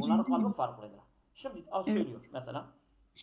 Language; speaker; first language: Turkish; native; Turkish